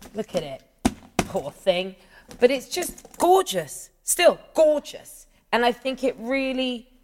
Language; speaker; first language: English; native; English